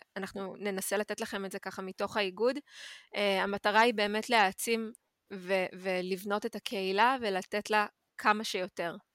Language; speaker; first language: Hebrew; native; Hebrew